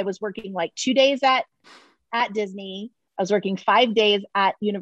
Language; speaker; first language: English; native; English